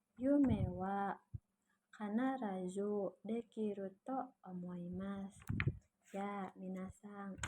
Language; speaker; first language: Japanese; non-native, learner; Indonesian